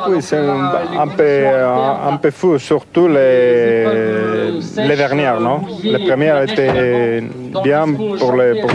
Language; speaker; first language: French; non-native, learner; Spanish